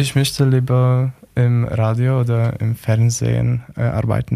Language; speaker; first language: German; non-native, learner; Polish